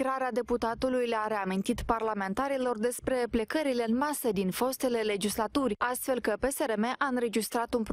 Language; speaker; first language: Romanian; native; Romanian